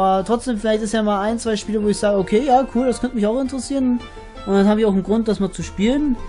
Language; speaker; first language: German; native; German